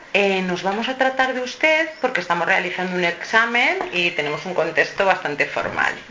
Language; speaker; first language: Spanish; native; Spanish